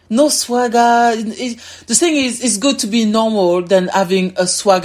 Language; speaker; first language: English; non-native, fluent; French